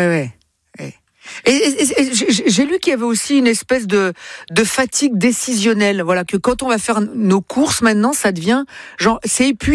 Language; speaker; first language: French; native; French